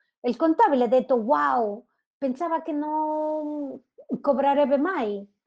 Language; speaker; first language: Italian; non-native, fluent; Spanish